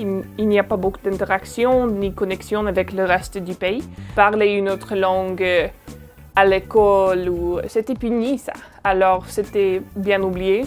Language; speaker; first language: French; non-native, fluent; English